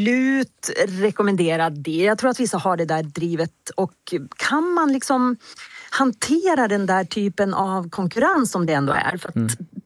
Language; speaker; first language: Swedish; native; Swedish